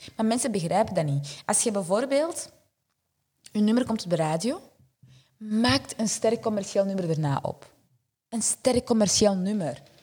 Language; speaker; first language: Dutch; early bilingual, other home language; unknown